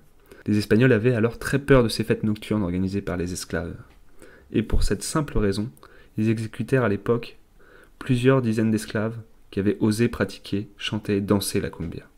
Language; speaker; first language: French; native; French